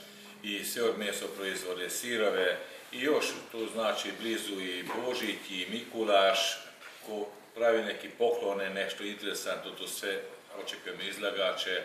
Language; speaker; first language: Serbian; non-native, local second language; Hungarian